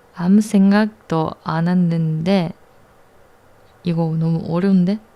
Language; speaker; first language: Korean; non-native, learner; Japanese